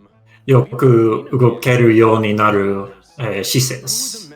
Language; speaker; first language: Japanese; non-native, fluent; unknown